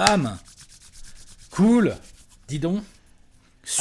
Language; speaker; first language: French; native; French